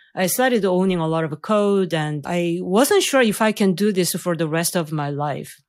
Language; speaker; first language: English; non-native, fluent; Korean